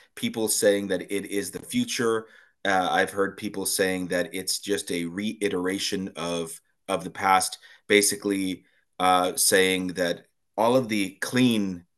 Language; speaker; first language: English; native; English